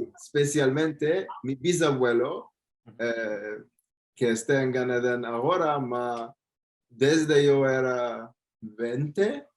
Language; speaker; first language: Spanish; non-native, fluent; Turkish